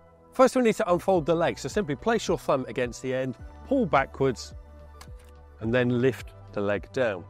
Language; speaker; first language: English; native; English